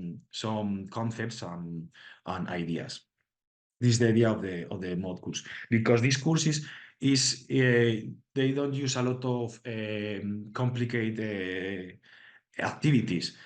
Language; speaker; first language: English; non-native, learner; Spanish